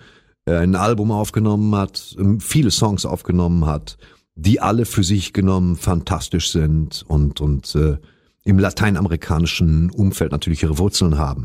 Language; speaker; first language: German; native; German